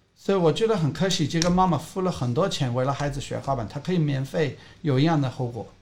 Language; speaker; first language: Chinese; non-native, fluent; English